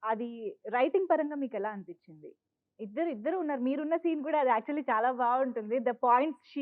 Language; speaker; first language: Telugu; native; Telugu